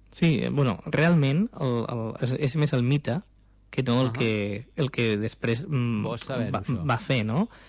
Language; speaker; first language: Catalan; native; Catalan